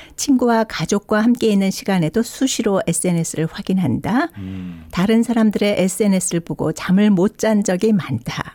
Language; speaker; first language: Korean; native; Korean